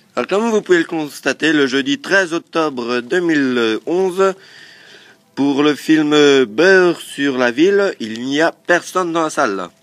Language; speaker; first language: French; native; French